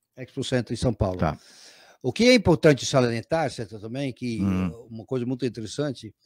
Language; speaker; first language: Portuguese; non-native, fluent; Dutch